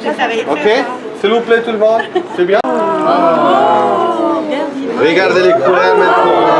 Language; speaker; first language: French; non-native, learner; Hindi